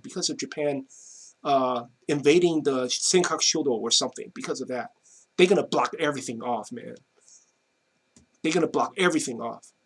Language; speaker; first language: English; non-native, fluent; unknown